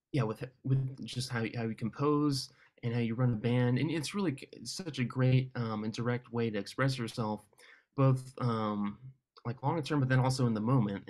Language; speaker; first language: English; native; English